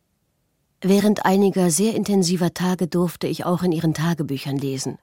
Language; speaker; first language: German; native; German